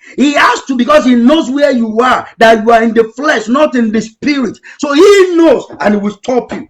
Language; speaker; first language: English; non-native, local second language; Yoruba